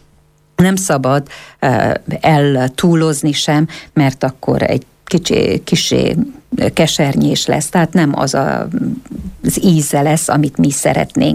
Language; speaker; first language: Hungarian; native; Hungarian